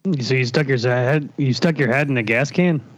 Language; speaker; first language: English; native; English